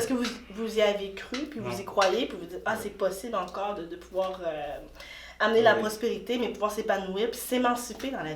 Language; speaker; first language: French; native; French